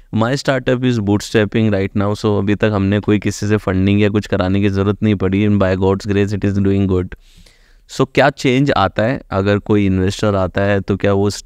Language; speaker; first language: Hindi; native; Hindi